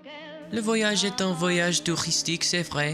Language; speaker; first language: French; non-native, learner; English